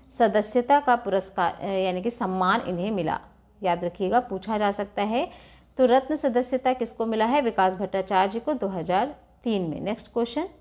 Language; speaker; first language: Hindi; native; Hindi